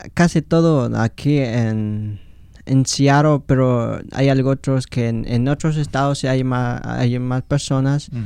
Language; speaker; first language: Spanish; non-native, local second language; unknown